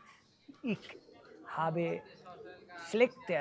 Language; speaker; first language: German; non-native, learner; Bangla